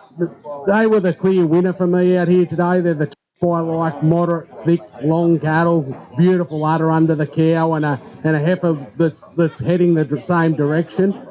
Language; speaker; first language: English; native; English